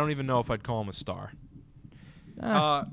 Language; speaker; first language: English; native; English